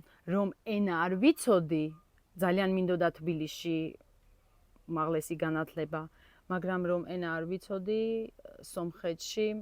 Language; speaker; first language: Georgian; non-native, local second language; Armenian